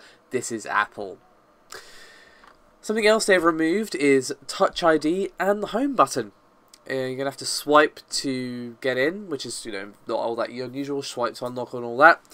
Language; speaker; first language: English; native; English